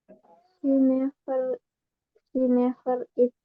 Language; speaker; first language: English; non-native, learner; Indonesian